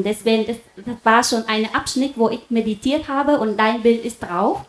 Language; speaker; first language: German; non-native, fluent; Vietnamese